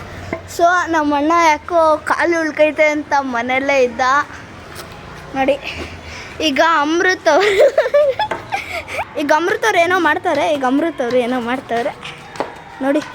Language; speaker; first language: Kannada; native; Kannada